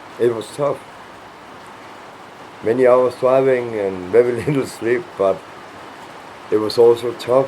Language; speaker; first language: English; non-native, fluent; Danish